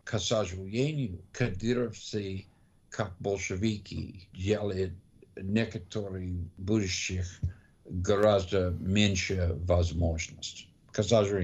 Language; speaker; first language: Russian; non-native, learner; English